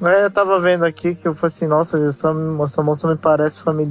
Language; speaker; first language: Portuguese; native; Portuguese